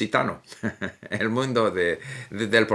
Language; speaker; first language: Spanish; non-native, fluent; English